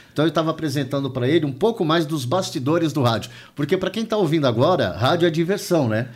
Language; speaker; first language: Portuguese; native; Portuguese